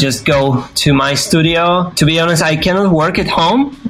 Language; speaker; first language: English; non-native, fluent; Ukrainian